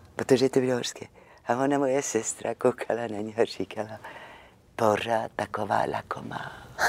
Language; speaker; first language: Czech; non-native, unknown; French